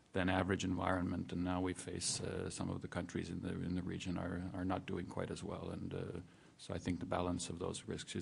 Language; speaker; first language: English; non-native, fluent; Estonian